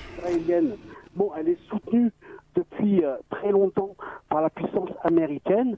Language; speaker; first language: French; native; French